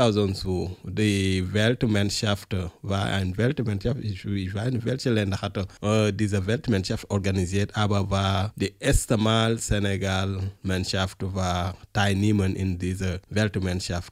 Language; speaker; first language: German; non-native, learner; French